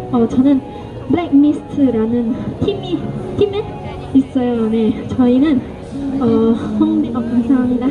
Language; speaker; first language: Korean; non-native, learner; English